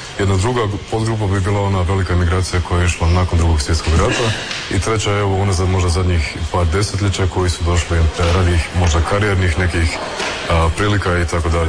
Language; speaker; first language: Croatian; early bilingual, heritage; Croatian